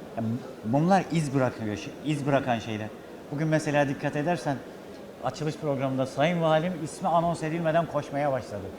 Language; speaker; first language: Turkish; native; Turkish